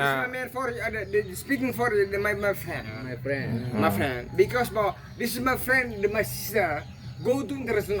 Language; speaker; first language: English; non-native, learner; Indonesian